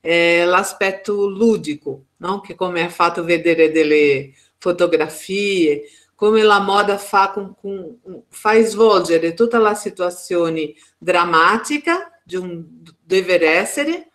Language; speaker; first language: Italian; non-native, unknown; Portuguese